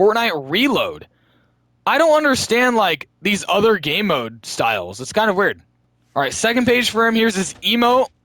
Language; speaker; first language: English; native; English